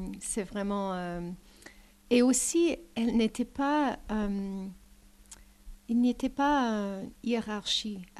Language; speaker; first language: French; non-native, learner; English